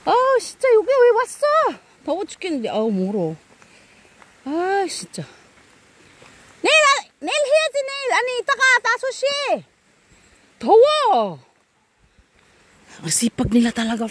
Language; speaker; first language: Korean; non-native, learner; Filipino